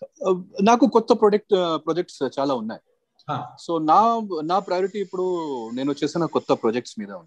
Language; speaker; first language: Telugu; non-native, local second language; Hindi